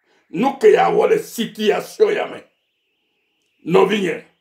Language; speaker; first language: French; non-native, local second language; Ewe